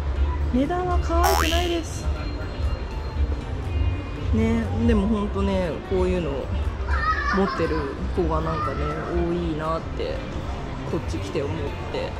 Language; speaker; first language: Japanese; native; Japanese